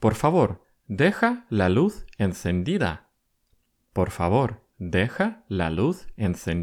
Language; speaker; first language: Spanish; non-native, fluent; Russian